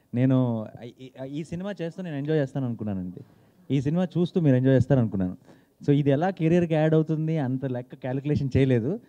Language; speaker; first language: Telugu; native; Telugu